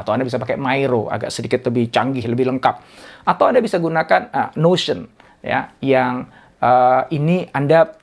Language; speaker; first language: Indonesian; native; Indonesian